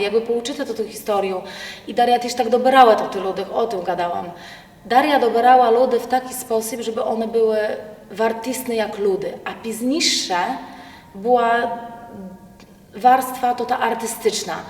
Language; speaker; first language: Polish; non-native, local second language; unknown